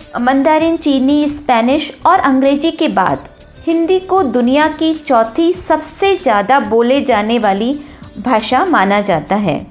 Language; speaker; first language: Hindi; native; Hindi